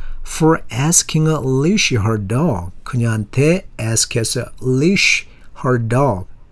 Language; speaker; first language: English; non-native, fluent; Korean